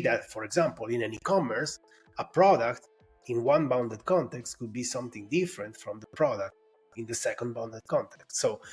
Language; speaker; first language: English; non-native, fluent; Italian